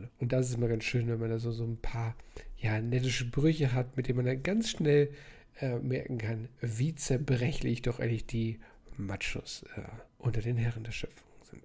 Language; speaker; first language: German; native; German